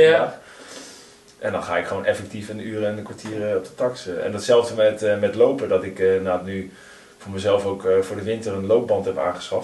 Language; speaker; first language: Dutch; native; Dutch